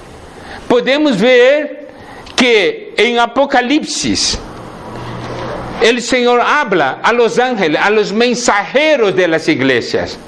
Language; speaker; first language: Spanish; non-native, fluent; Portuguese